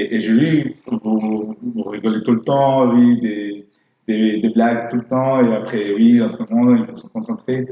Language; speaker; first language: French; non-native, fluent; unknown